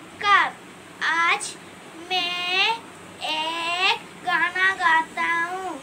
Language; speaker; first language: Hindi; non-native, local second language; Malayalam